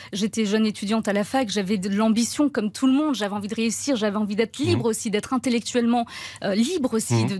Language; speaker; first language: French; early bilingual, other home language; Turkish